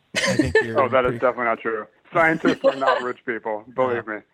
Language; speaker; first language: English; native; English